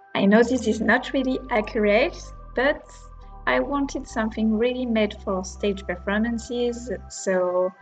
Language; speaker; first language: English; non-native, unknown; French